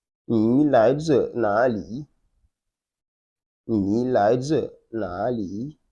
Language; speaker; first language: Chinese; non-native, fluent; Wolof